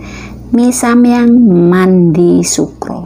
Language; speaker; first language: Indonesian; non-native, local second language; Javanese